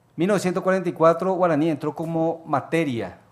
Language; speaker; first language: Spanish; native; Spanish